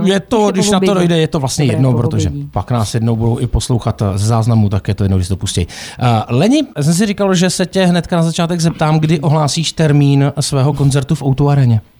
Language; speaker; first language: Czech; native; Czech